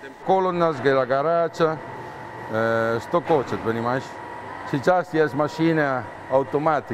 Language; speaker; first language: Russian; non-native, learner; Italian